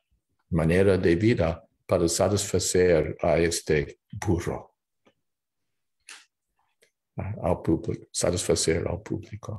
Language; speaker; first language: Spanish; non-native, fluent; English